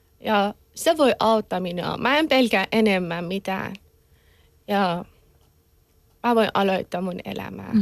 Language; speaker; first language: Finnish; non-native, learner; Persian